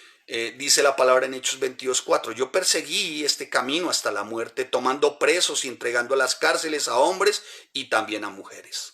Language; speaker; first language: Spanish; native; Spanish